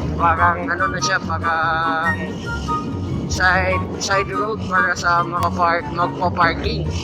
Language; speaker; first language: Filipino; non-native, local second language; Cebuano